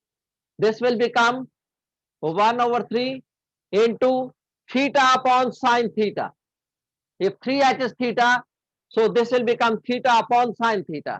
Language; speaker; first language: English; non-native, local second language; Hindi